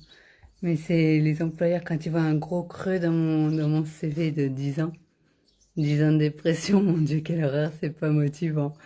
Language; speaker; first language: French; native; French